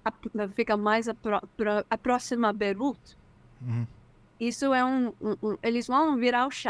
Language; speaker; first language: Portuguese; non-native, fluent; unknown